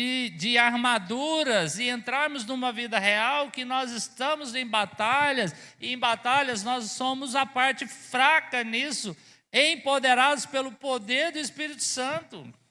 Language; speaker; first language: Portuguese; native; Portuguese